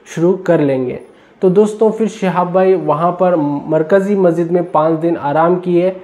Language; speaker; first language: Hindi; non-native, local second language; Urdu